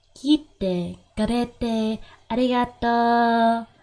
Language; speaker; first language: Japanese; non-native, learner; English